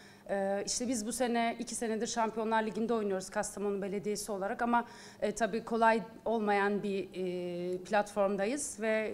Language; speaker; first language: Turkish; native; Turkish